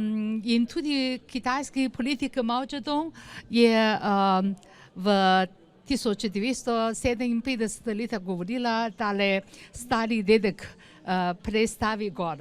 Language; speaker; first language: Slovenian; non-native, learner; Chinese